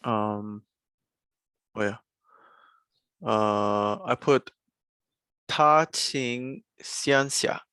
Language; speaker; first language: Chinese; non-native, learner; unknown